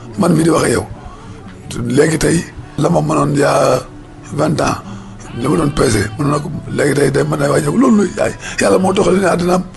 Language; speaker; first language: Wolof; native; Wolof